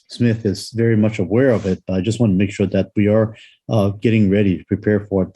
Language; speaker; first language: English; non-native, local second language; Cantonese